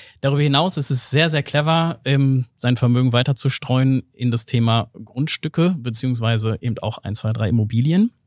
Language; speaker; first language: German; native; German